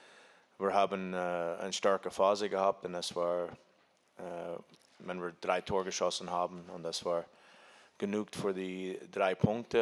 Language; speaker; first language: German; non-native, fluent; English